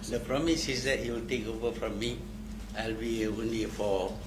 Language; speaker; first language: English; non-native, local second language; Malay